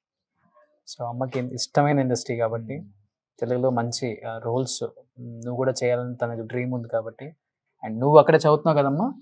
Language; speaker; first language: Telugu; native; Telugu